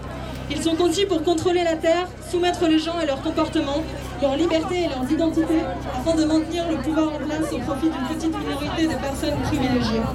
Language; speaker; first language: French; native; French